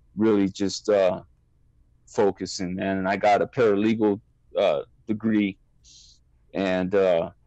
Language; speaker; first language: English; native; English